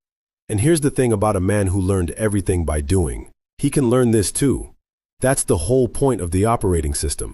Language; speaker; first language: English; native; English